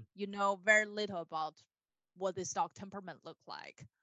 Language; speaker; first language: English; non-native, fluent; Chinese